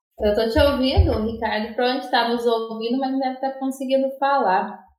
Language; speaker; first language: Portuguese; native; Portuguese